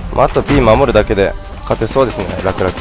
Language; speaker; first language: Japanese; native; Japanese